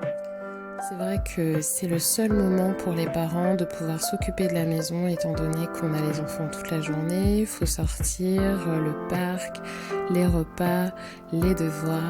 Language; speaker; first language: French; native; French